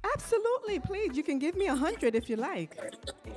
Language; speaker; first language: English; native; English